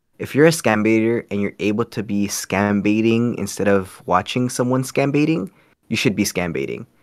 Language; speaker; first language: English; early bilingual, other home language; Spanish